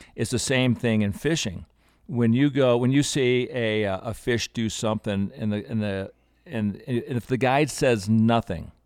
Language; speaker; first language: English; native; English